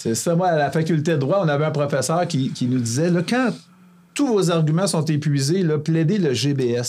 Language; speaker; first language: French; native; French